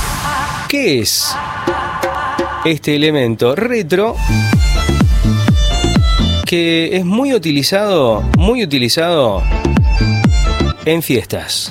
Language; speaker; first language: Spanish; native; Spanish